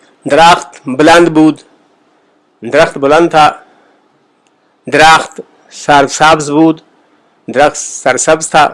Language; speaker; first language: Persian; non-native, fluent; Urdu